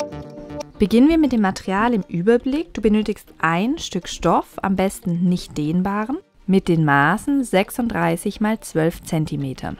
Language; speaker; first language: German; native; German